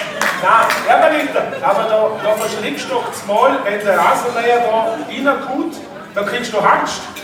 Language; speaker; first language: German; native; German